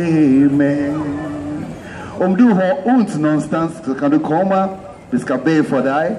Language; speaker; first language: Swedish; non-native, fluent; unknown